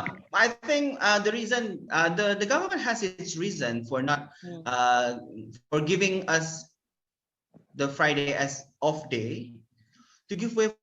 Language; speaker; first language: English; non-native, local second language; Malay